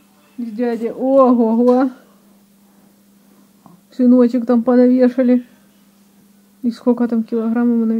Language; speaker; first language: Russian; native; Russian